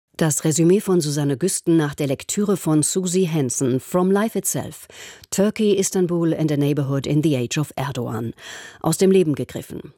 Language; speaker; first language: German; native; German